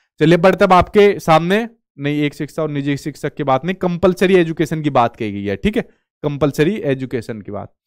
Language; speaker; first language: Hindi; native; Hindi